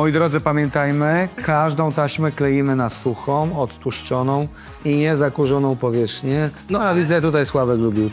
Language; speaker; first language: Polish; native; Polish